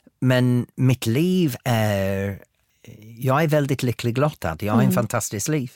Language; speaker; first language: Swedish; non-native, fluent; English